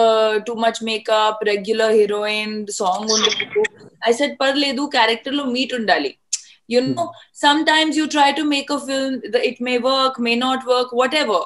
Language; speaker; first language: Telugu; non-native, fluent; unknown